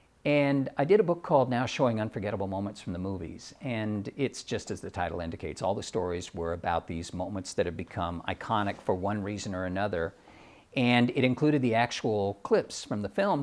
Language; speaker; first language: English; native; English